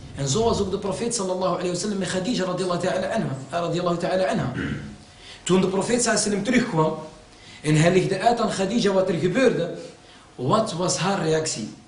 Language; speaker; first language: Dutch; early bilingual, other home language; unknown